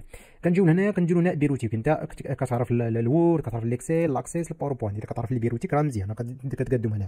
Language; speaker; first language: Arabic; native; Arabic